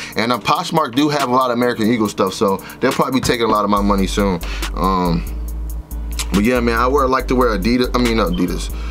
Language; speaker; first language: English; native; English